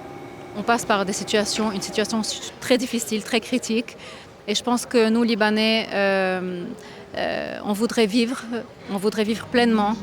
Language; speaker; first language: French; non-native, local second language; Arabic